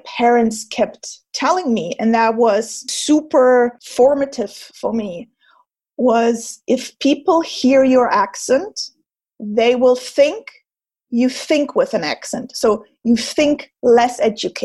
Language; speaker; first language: English; non-native, fluent; German